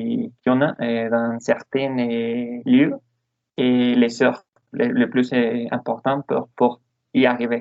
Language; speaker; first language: French; non-native, learner; Spanish